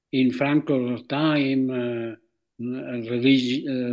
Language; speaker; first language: English; non-native, fluent; Catalan